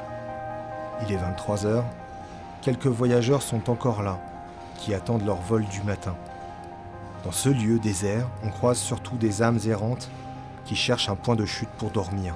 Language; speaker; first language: French; native; French